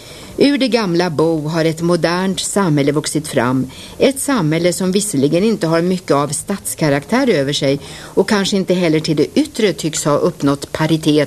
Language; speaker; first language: Swedish; native; Swedish